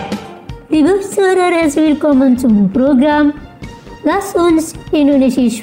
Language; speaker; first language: German; non-native, learner; Indonesian